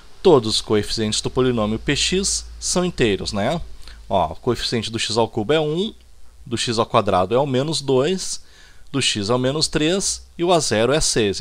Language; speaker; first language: Portuguese; native; Portuguese